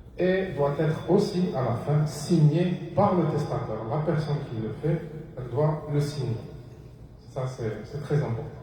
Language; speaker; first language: French; non-native, local second language; Arabic